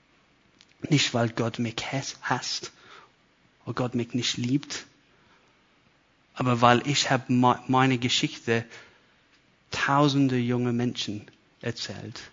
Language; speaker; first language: German; non-native, fluent; English